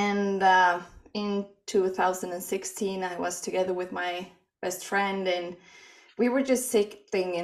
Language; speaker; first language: English; non-native, fluent; Swedish